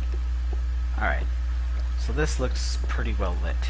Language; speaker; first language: English; native; English